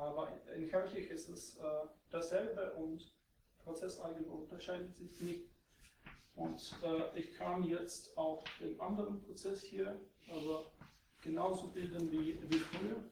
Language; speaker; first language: German; non-native, fluent; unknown